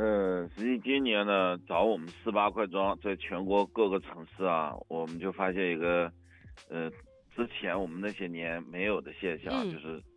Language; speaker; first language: Chinese; native; Chinese